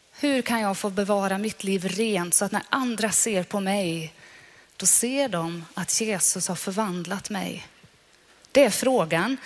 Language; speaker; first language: Swedish; non-native, fluent; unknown